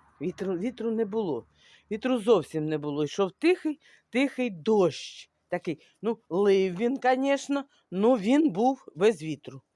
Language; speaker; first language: Ukrainian; native; Ukrainian